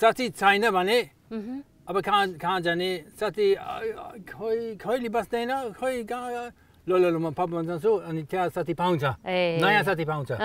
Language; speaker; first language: Nepali; non-native, learner; English